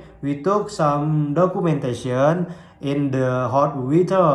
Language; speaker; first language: English; non-native, learner; Indonesian